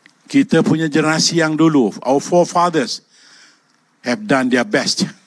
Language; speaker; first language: English; non-native, local second language; Malay